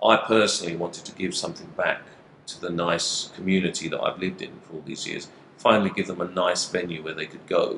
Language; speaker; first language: English; native; English